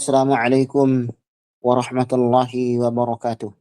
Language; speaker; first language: Arabic; non-native, fluent; Indonesian